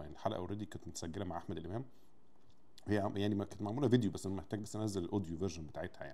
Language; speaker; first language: Arabic; native; Arabic